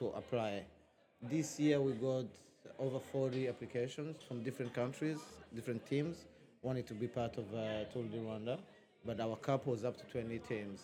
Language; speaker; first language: English; non-native, local second language; Kinyarwanda